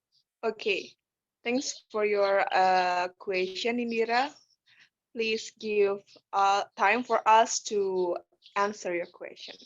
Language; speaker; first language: English; non-native, learner; Indonesian